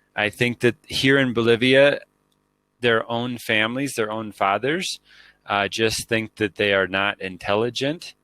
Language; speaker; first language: English; native; English